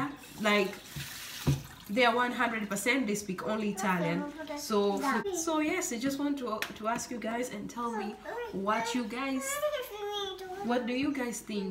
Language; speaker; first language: English; non-native, fluent; Swahili